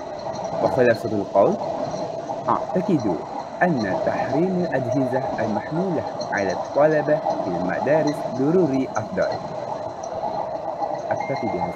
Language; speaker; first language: Arabic; non-native, learner; Malay